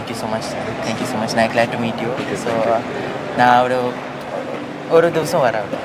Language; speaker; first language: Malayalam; early bilingual, heritage; Malayalam